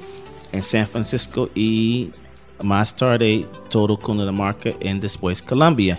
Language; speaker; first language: Spanish; non-native, learner; English